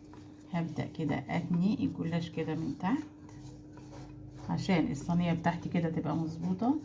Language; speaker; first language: Arabic; native; Arabic